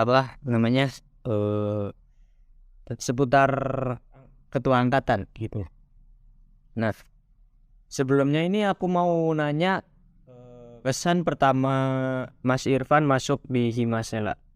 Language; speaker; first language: Indonesian; native; Indonesian